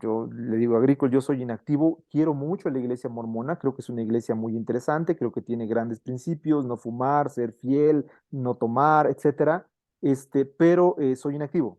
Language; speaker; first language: Spanish; native; Spanish